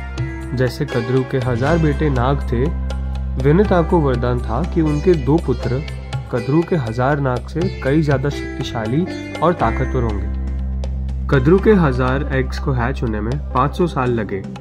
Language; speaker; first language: Hindi; native; Hindi